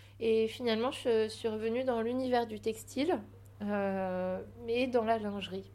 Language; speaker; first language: French; early bilingual, other home language; Portuguese